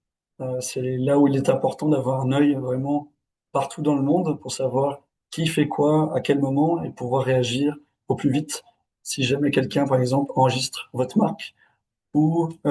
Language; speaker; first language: French; native; French